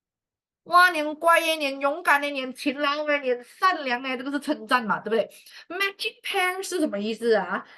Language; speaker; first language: Chinese; native; Chinese